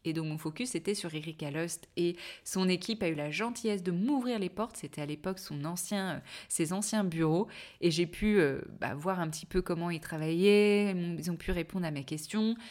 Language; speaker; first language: French; native; French